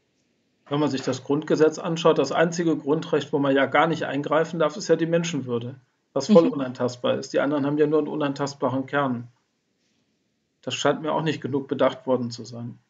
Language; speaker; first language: German; native; German